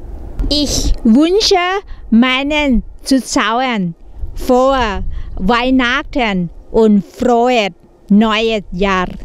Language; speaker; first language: German; non-native, learner; Thai